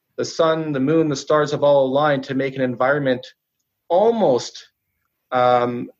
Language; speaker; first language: English; native; English